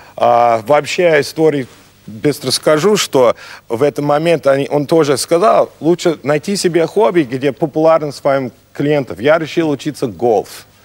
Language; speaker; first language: Russian; non-native, learner; English